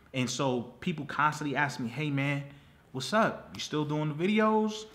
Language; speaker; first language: English; native; English